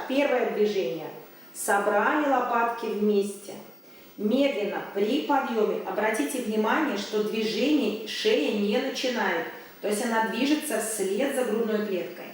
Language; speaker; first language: Russian; native; Russian